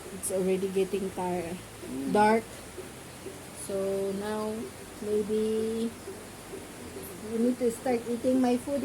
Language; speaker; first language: English; non-native, local second language; Filipino